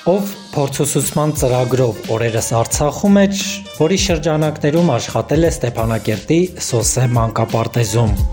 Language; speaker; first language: Armenian; native; Armenian